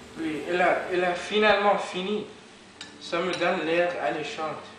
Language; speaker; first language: French; non-native, learner; English